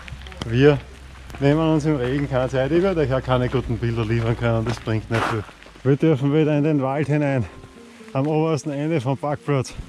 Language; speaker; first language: German; native; German